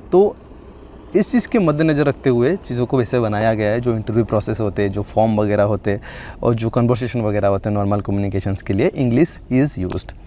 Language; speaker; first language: Hindi; non-native, local second language; Odia